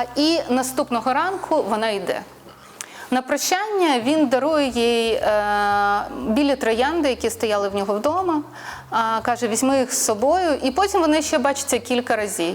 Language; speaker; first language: Ukrainian; non-native, local second language; Russian